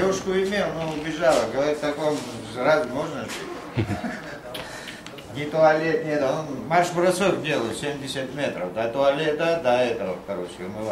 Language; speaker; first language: Russian; non-native, fluent; Georgian